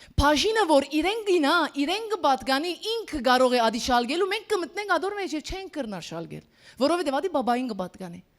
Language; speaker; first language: Armenian; early bilingual, heritage; Armenian